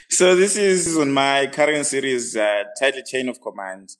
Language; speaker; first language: English; non-native, local second language; North Ndebele